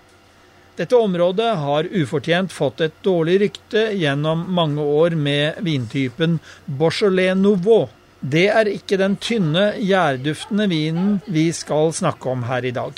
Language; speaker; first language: Norwegian; native; Norwegian